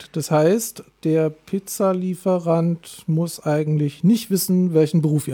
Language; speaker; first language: German; native; German